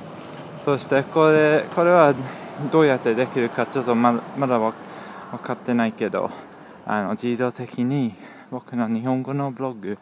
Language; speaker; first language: Japanese; non-native, learner; English